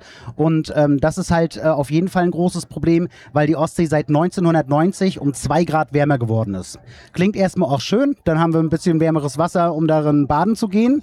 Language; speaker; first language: German; native; German